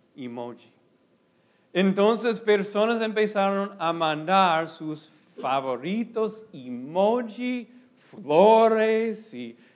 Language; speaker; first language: Spanish; non-native, fluent; English